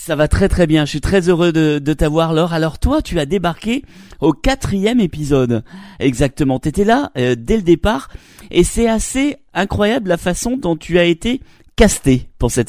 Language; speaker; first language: French; native; French